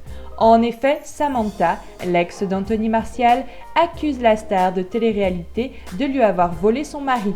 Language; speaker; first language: French; native; French